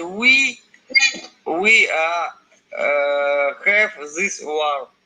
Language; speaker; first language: English; non-native, learner; Russian